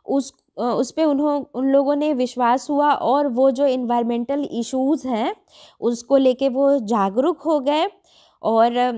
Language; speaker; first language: Hindi; native; Hindi